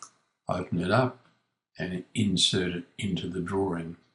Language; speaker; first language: English; native; English